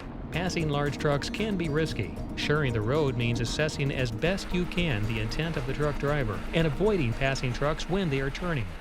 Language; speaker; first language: English; native; English